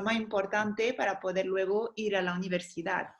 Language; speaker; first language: Spanish; non-native, fluent; French